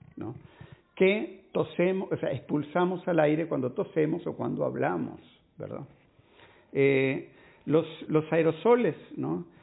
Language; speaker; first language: Spanish; native; Spanish